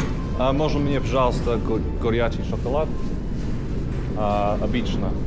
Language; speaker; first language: Russian; non-native, learner; English